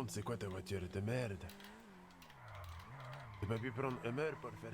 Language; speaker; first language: French; native; French